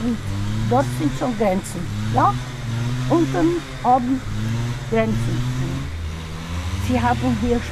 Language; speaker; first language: German; non-native, learner; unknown